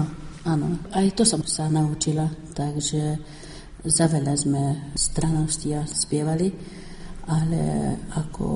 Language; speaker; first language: Slovak; non-native, local second language; Hungarian